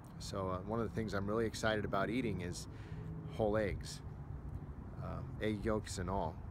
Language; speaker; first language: English; native; English